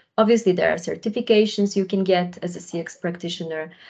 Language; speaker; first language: English; non-native, fluent; Polish